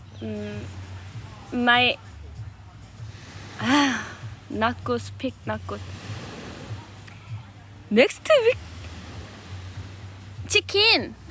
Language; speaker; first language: English; non-native, learner; Korean